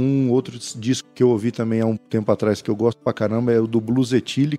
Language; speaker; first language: Portuguese; native; Portuguese